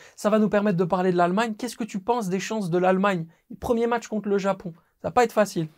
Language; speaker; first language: French; native; French